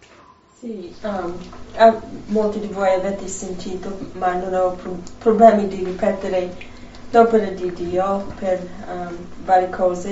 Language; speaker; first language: Italian; non-native, fluent; English